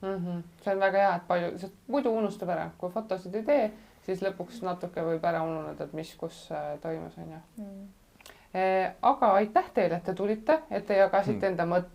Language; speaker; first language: Estonian; native; Estonian